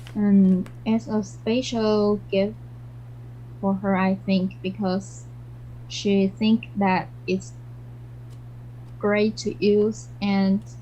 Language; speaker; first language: English; non-native, learner; Chinese